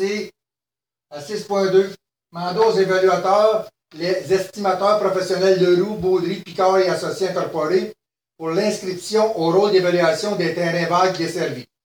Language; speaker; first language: French; native; French